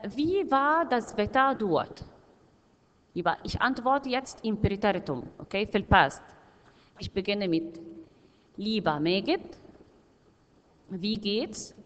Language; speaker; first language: German; non-native, fluent; Arabic